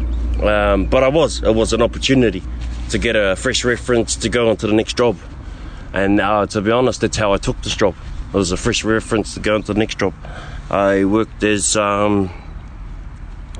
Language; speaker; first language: English; native; English